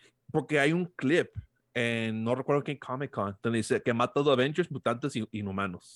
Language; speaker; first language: Spanish; early bilingual, heritage; Spanish